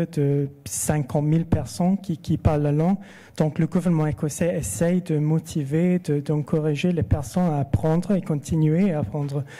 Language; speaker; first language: French; non-native, fluent; English